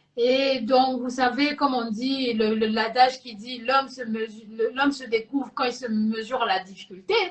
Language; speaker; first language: French; non-native, local second language; Lingala